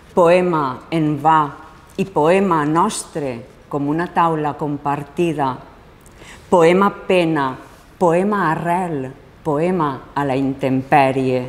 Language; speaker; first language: Catalan; native; Catalan